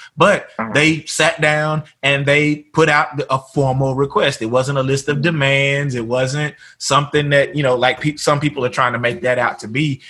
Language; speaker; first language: English; native; English